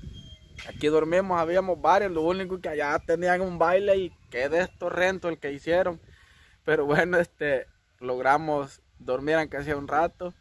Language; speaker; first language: Spanish; native; Spanish